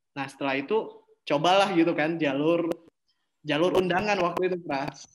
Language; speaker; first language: Indonesian; native; Indonesian